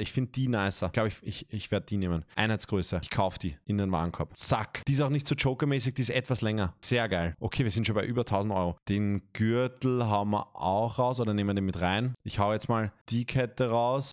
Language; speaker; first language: German; native; German